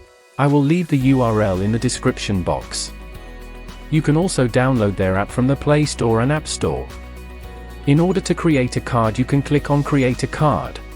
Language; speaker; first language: English; non-native, local second language; Hindi